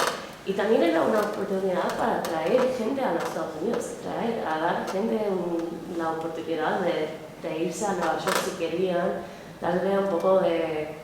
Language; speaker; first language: Spanish; non-native, fluent; English